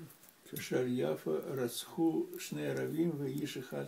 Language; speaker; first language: Hebrew; non-native, learner; Russian